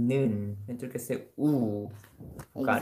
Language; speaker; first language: Romanian; non-native, fluent; Korean